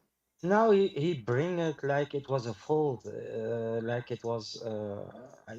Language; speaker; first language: English; non-native, fluent; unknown